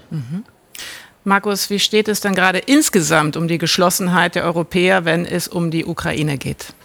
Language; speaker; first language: German; native; German